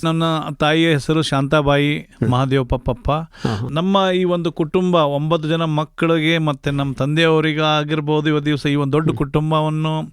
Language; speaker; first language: Kannada; native; Kannada